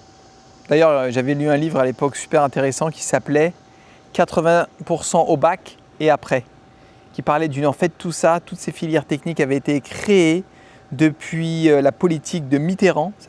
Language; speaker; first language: French; native; French